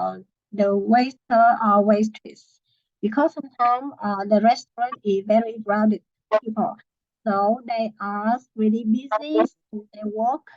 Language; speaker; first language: English; non-native, learner; Vietnamese